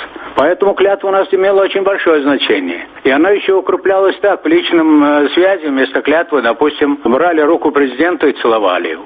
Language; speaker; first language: Russian; non-native, local second language; Turkmen